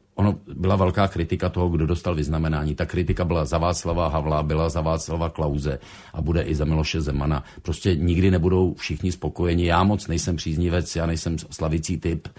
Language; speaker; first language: Czech; native; Czech